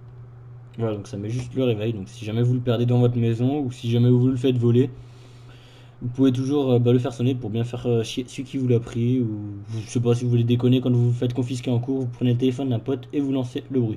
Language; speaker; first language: French; native; French